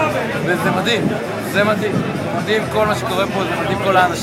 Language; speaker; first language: Hebrew; native; Hebrew